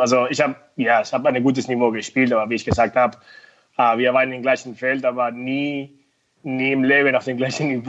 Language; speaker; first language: German; non-native, fluent; Spanish